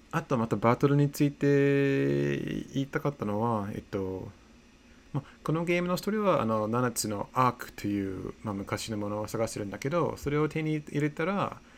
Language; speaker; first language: Japanese; non-native, fluent; English